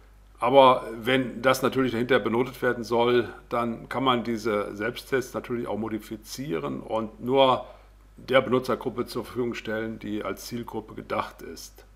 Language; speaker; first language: German; native; German